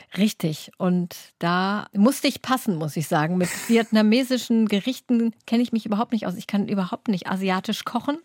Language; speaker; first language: German; native; German